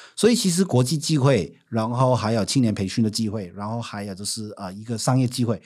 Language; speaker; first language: Chinese; non-native, fluent; Cantonese